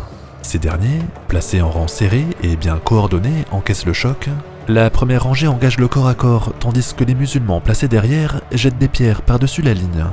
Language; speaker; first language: French; native; French